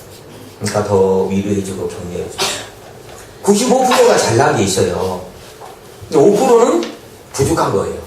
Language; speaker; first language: Korean; native; Korean